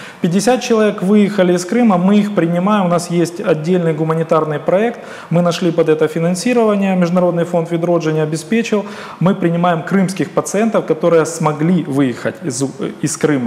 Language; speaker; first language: Russian; native; Russian